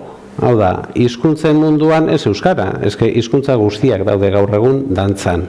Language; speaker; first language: Basque; native; Basque